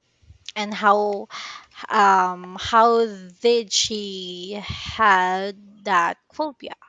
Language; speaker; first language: English; non-native, local second language; Filipino